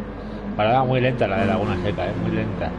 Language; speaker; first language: Spanish; native; Spanish